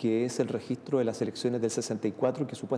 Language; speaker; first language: Spanish; native; Spanish